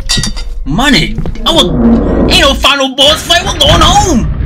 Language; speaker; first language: English; native; English